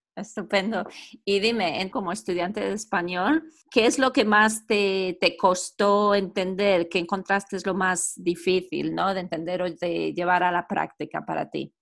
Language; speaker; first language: Spanish; native; Spanish